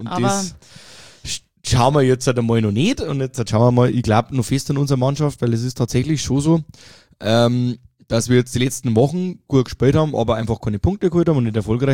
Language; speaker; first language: German; native; German